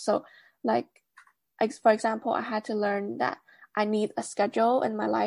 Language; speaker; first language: English; non-native, local second language; Cantonese